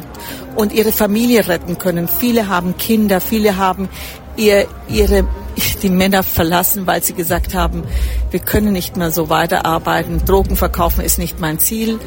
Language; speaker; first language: German; early bilingual, heritage; German